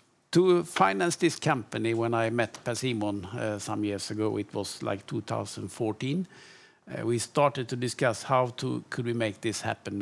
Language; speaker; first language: English; non-native, fluent; Swedish